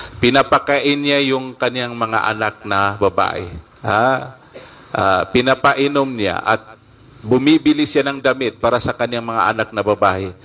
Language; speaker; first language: Filipino; non-native, local second language; Maguindanaon